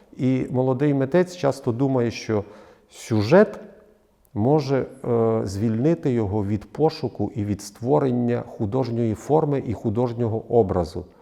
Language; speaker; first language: Ukrainian; native; Ukrainian